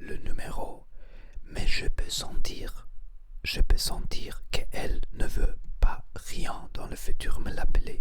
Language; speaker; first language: French; non-native, learner; Spanish